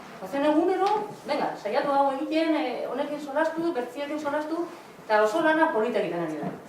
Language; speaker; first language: Basque; native; Basque